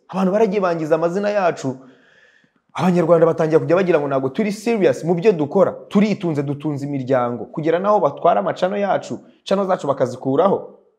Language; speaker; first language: Kinyarwanda; early bilingual, heritage; Kinyarwanda